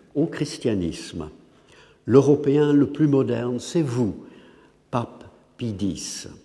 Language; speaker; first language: French; non-native, fluent; English